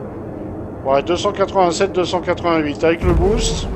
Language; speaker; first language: French; native; French